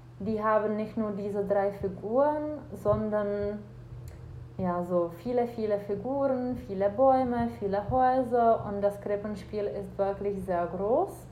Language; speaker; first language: German; non-native, fluent; Czech